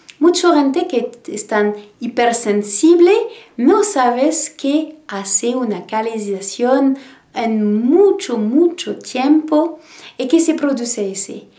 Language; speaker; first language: Spanish; non-native, learner; French